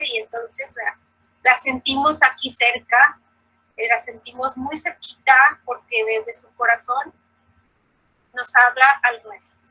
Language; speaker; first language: Spanish; native; Spanish